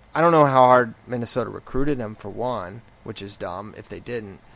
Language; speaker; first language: English; native; English